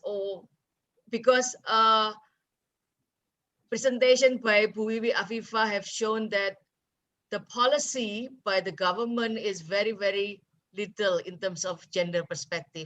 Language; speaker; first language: English; non-native, fluent; Indonesian